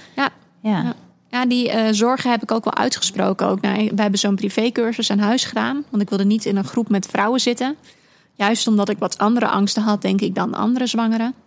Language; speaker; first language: Dutch; native; Dutch